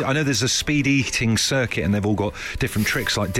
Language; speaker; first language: English; native; English